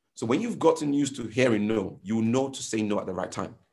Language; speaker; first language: English; non-native, local second language; Yoruba